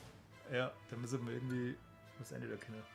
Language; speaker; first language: German; native; German